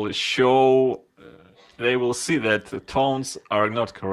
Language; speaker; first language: English; non-native, fluent; Russian